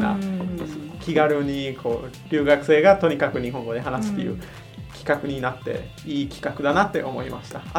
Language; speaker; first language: Japanese; non-native, fluent; Spanish